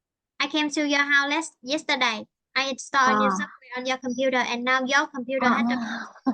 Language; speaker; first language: English; non-native, fluent; Vietnamese